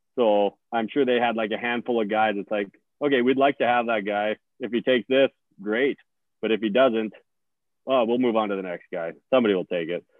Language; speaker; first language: English; native; English